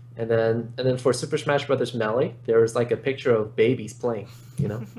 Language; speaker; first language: English; native; English